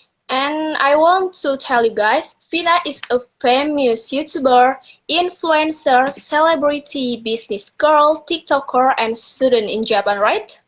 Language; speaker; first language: English; non-native, learner; Indonesian